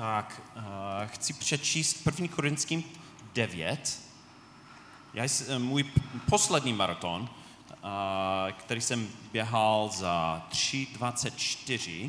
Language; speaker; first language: Czech; non-native, fluent; English